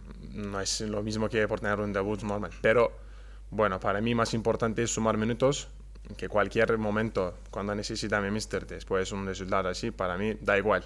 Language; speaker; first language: Spanish; non-native, learner; Turkish